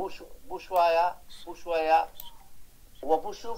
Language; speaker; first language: Chinese; non-native, learner; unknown